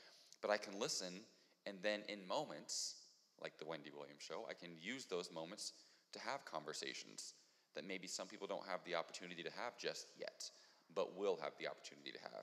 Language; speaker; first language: English; native; English